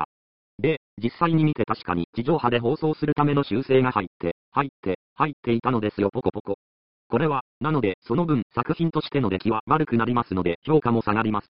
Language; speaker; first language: Japanese; native; Japanese